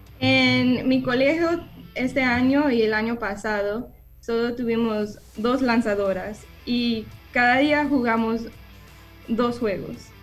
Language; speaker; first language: Spanish; early bilingual, heritage; English